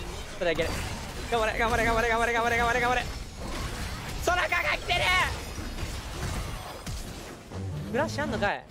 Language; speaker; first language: Japanese; native; Japanese